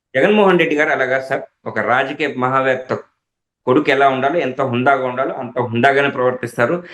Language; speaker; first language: Telugu; native; Telugu